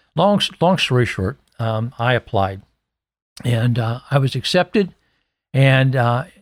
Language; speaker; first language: English; native; English